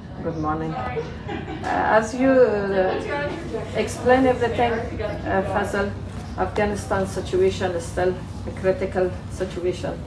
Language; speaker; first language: English; non-native, learner; Persian